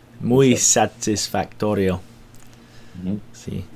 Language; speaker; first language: Spanish; non-native, learner; English